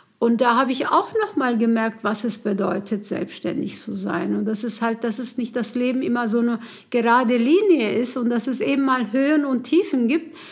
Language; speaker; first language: German; non-native, fluent; Kurdish